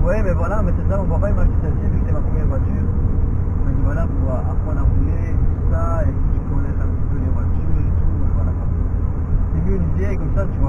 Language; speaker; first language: French; native; French